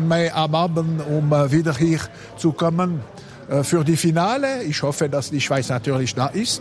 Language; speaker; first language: German; non-native, local second language; French